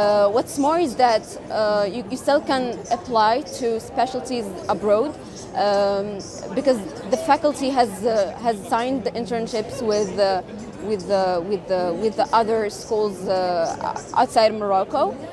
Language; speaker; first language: English; non-native, fluent; Arabic